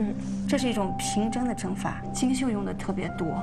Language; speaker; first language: Chinese; native; Chinese